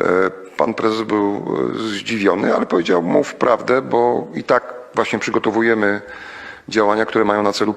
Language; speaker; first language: Polish; native; Polish